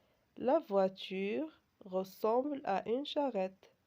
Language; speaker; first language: French; non-native, local second language; Arabic